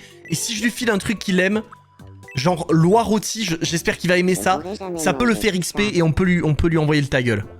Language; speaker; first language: French; native; French